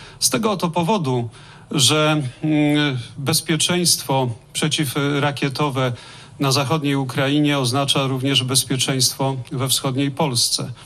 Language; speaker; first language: Polish; native; Polish